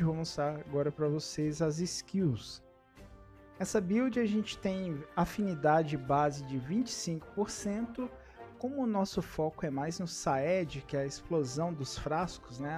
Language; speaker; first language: Portuguese; native; Portuguese